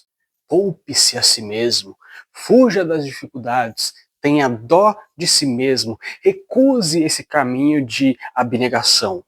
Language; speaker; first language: Portuguese; native; Portuguese